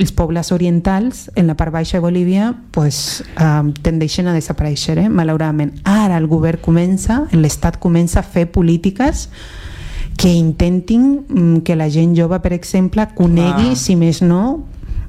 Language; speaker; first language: Catalan; non-native, fluent; Spanish